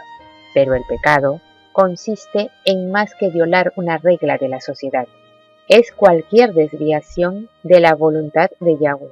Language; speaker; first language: Spanish; native; Spanish